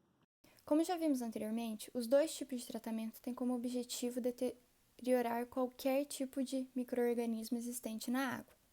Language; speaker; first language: Portuguese; native; Portuguese